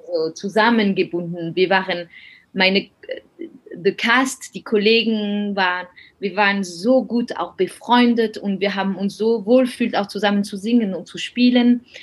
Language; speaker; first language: German; non-native, fluent; French